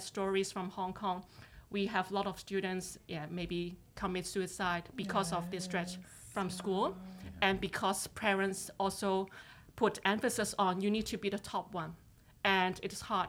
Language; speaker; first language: English; non-native, local second language; Cantonese